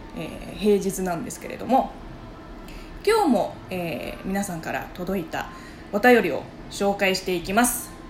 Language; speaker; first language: Japanese; non-native, fluent; Chinese